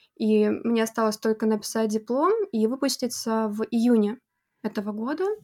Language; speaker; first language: Russian; native; Russian